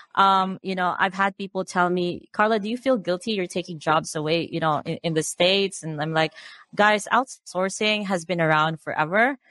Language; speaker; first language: English; non-native, local second language; Cebuano